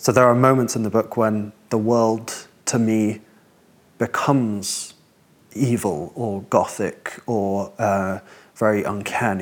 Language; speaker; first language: English; native; English